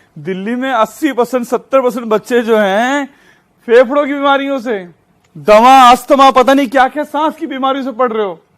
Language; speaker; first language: Hindi; native; Hindi